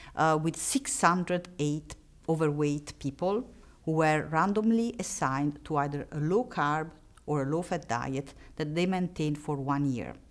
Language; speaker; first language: English; non-native, fluent; Italian